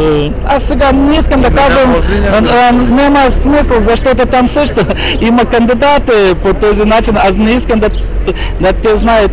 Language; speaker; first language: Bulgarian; non-native, learner; Russian